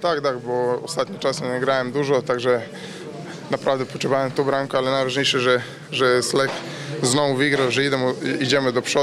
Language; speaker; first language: Polish; non-native, fluent; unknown